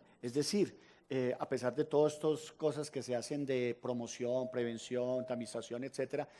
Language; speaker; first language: Spanish; native; Spanish